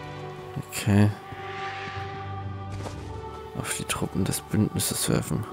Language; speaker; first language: German; native; German